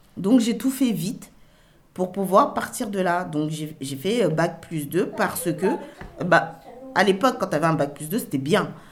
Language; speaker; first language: French; early bilingual, other home language; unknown